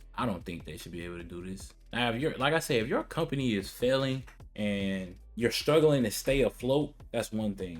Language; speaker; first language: English; native; English